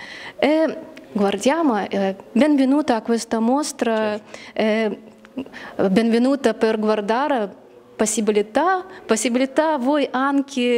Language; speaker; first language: Italian; non-native, learner; Russian